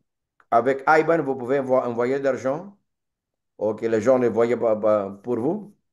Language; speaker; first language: French; non-native, learner; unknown